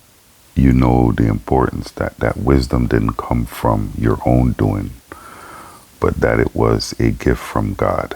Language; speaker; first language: English; native; English